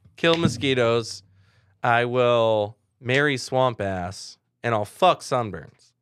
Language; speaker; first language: English; native; English